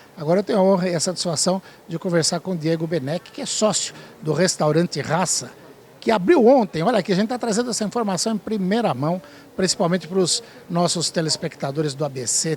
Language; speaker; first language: Portuguese; native; Portuguese